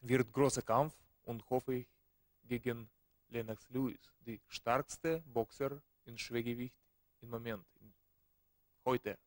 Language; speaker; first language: German; non-native, learner; Russian